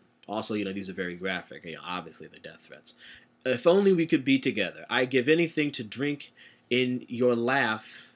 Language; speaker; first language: English; native; English